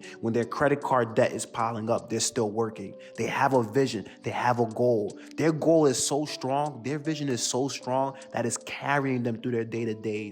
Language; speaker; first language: English; native; English